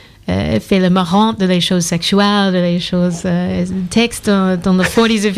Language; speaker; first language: French; non-native, learner; English